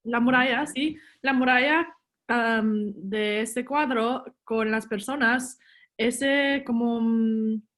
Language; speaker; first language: Spanish; non-native, learner; English